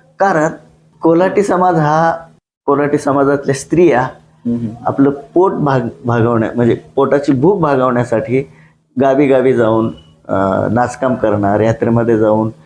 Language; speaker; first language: Marathi; non-native, local second language; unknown